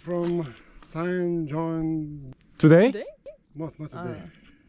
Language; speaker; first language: English; non-native, learner; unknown